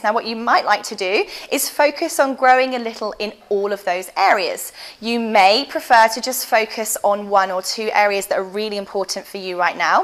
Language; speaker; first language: English; native; English